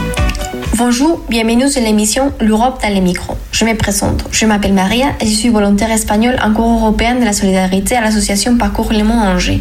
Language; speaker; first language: French; non-native, fluent; Spanish